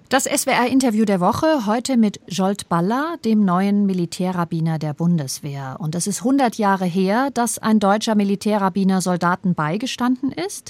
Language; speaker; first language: German; native; German